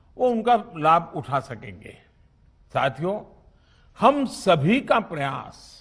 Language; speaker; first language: Hindi; non-native, local second language; Gujarati